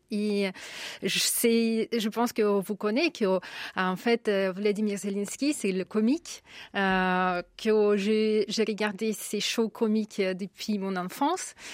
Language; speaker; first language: French; non-native, fluent; Ukrainian